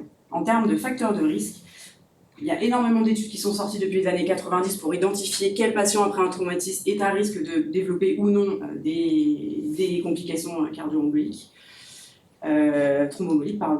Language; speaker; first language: French; native; French